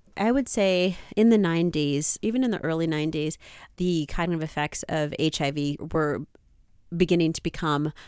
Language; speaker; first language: English; native; English